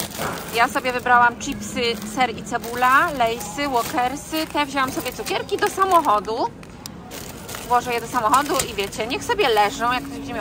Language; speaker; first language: Polish; native; Polish